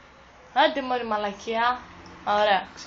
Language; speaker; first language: Greek; native; Greek